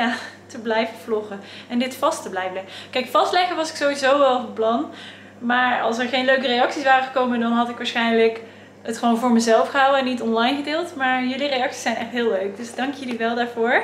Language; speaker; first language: Dutch; native; Dutch